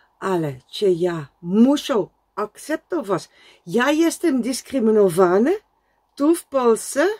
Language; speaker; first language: Polish; non-native, learner; Dutch